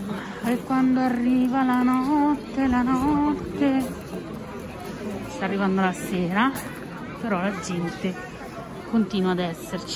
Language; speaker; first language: Italian; native; Italian